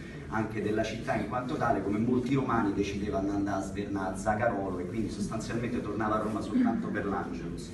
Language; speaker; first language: Italian; native; Italian